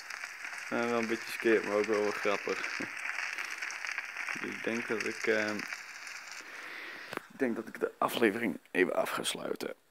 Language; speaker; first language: Dutch; native; Dutch